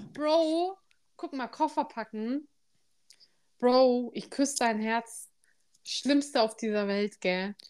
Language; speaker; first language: German; early bilingual, other home language; Turkish